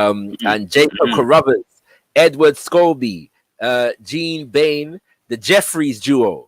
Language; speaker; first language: English; native; English